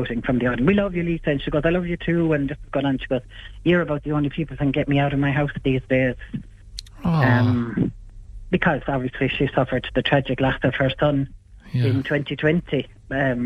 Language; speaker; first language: English; native; English